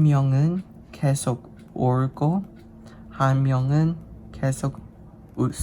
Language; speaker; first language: Korean; non-native, learner; English